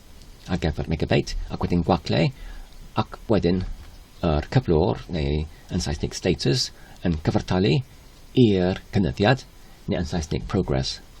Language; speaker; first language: Welsh; non-native, learner; Polish